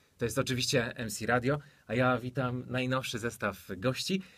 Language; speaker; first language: Polish; native; Polish